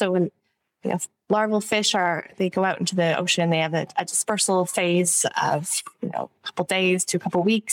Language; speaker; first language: English; native; English